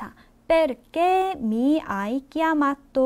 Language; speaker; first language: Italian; non-native, fluent; Korean